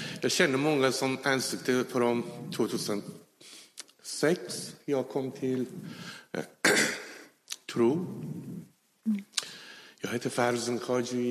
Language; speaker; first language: Swedish; non-native, fluent; Persian